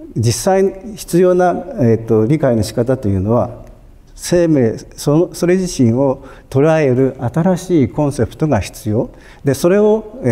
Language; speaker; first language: Japanese; native; Japanese